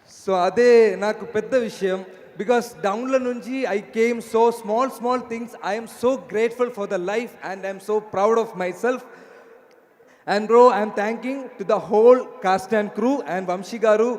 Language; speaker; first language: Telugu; non-native, learner; Malayalam